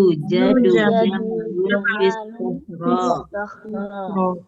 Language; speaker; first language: Arabic; non-native, learner; Indonesian